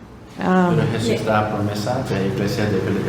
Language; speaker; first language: Spanish; non-native, learner; Korean